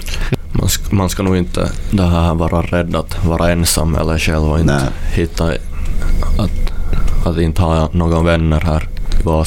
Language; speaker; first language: Swedish; native; Swedish